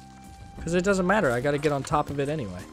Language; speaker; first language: English; native; English